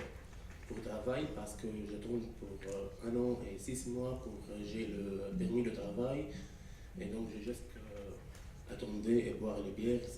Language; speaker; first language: French; non-native, learner; Arabic